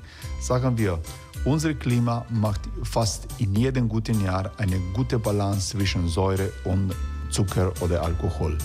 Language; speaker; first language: German; non-native, fluent; Croatian